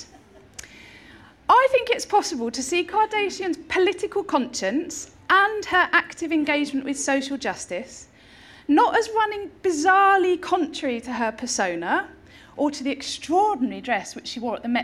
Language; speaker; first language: English; native; English